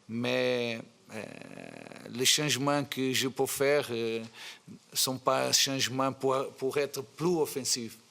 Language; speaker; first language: French; non-native, fluent; Portuguese